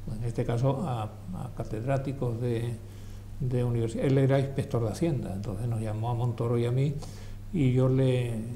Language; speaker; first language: Spanish; native; Spanish